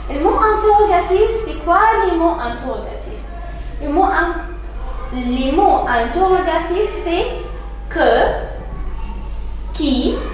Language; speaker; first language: French; non-native, fluent; Arabic